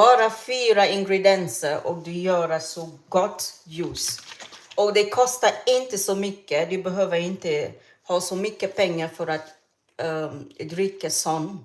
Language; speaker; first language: Swedish; non-native, fluent; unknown